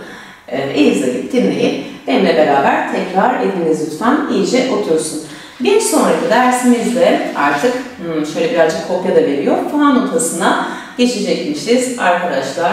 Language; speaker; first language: Turkish; native; Turkish